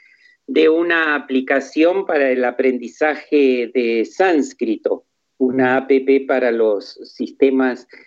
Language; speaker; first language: Spanish; native; Spanish